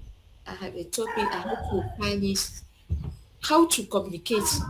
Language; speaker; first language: English; non-native, learner; French